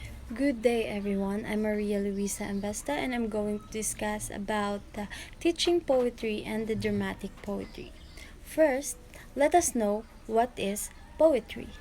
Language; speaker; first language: English; non-native, fluent; Filipino